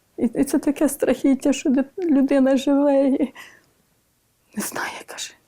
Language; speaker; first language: Ukrainian; native; Ukrainian